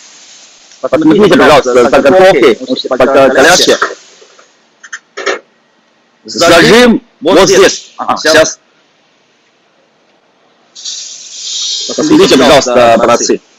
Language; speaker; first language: Russian; non-native, fluent; Chinese